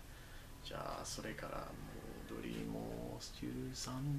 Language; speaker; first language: Japanese; non-native, learner; English